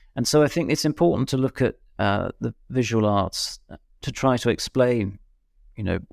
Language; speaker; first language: English; native; English